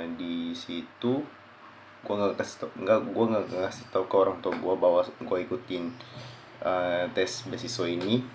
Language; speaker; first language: Indonesian; early bilingual, heritage; Indonesian